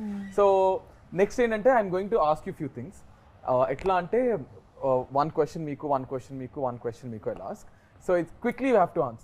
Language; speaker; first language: Telugu; native; Telugu